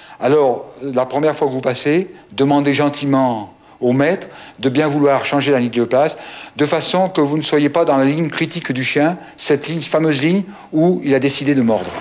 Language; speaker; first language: French; native; French